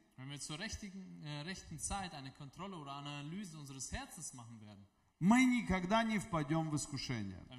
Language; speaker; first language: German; non-native, fluent; Russian